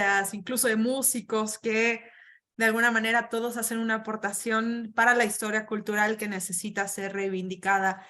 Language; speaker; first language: Spanish; native; Spanish